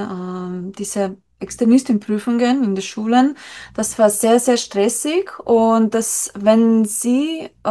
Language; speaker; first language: German; non-native, learner; Slovenian